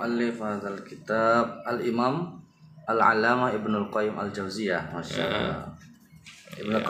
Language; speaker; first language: Arabic; non-native, learner; Indonesian